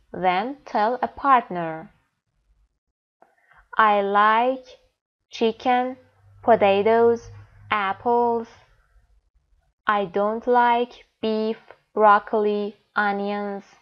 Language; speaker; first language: English; non-native, fluent; Persian